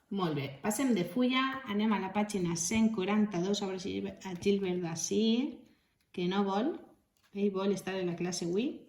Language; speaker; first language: Catalan; native; Catalan